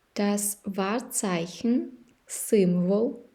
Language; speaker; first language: German; non-native, fluent; Ukrainian